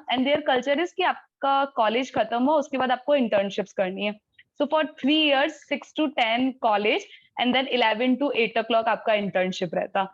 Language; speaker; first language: Hindi; native; Hindi